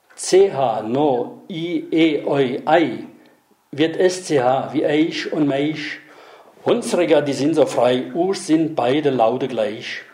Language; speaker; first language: German; native; German